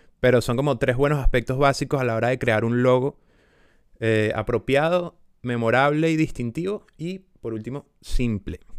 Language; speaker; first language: Spanish; native; Spanish